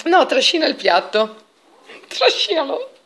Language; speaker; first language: Italian; native; Italian